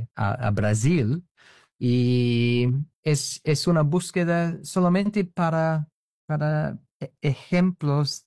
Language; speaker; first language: Spanish; non-native, fluent; English